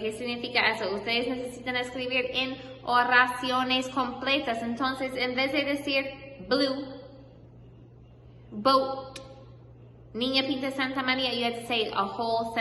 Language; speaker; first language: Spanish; non-native, fluent; English